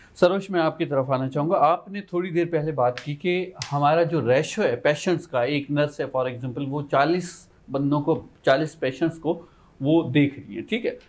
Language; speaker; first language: Urdu; native; Urdu